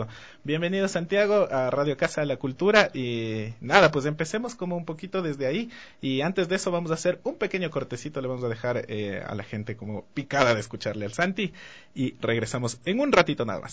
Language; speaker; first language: Spanish; native; Spanish